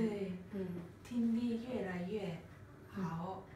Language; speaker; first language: Chinese; non-native, learner; Japanese